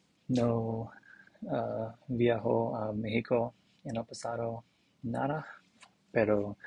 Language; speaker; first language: Spanish; non-native, learner; English